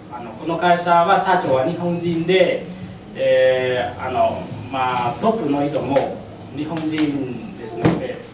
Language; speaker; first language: Japanese; non-native, fluent; Vietnamese